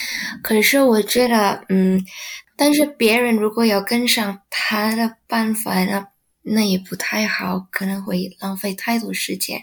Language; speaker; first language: Chinese; non-native, learner; Indonesian